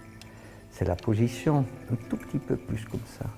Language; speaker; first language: French; non-native, fluent; Dutch